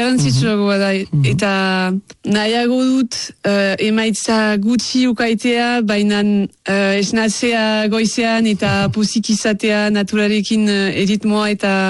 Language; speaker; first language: Basque; non-native, local second language; French